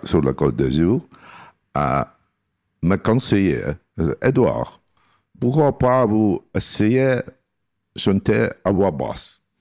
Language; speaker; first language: French; non-native, learner; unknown